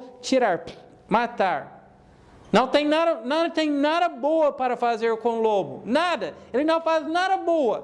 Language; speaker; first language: Portuguese; non-native, fluent; English